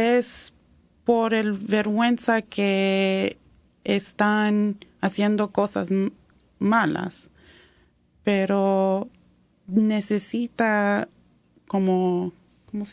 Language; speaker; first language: Spanish; early bilingual, heritage; Spanish